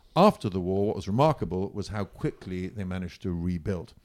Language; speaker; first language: English; non-native, fluent; Italian